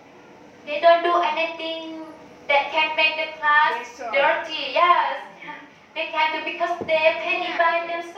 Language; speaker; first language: English; non-native, learner; Thai